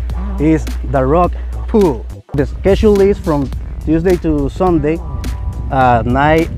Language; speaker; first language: English; non-native, learner; Spanish